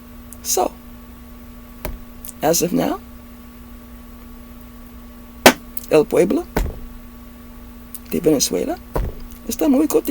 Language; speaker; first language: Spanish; non-native, learner; English